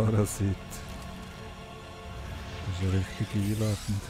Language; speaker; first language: German; native; German